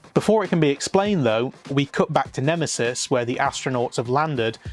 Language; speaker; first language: English; native; English